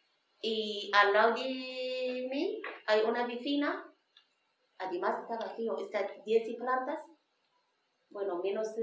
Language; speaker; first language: Spanish; non-native, learner; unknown